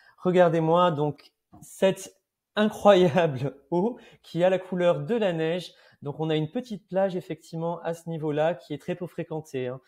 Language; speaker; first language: French; native; French